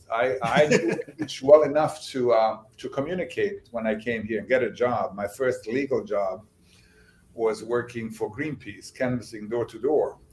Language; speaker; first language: English; non-native, fluent; Bosnian